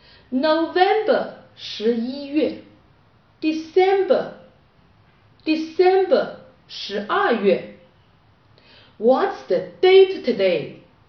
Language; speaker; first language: English; non-native, fluent; Chinese